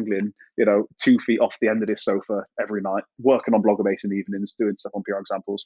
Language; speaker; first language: English; native; English